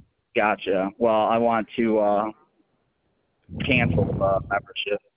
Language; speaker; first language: English; native; English